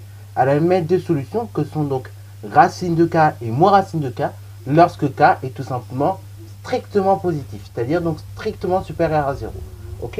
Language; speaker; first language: French; native; French